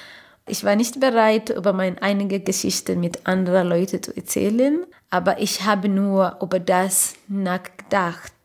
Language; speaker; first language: German; non-native, learner; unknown